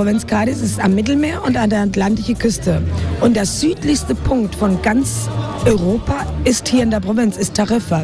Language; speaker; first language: German; non-native, fluent; Spanish